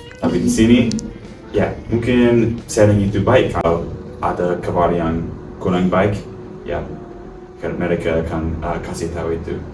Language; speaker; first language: Indonesian; non-native, learner; English